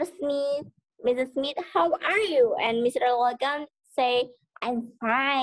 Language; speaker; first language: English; non-native, learner; Indonesian